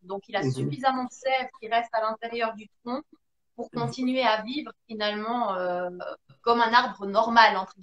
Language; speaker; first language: French; native; French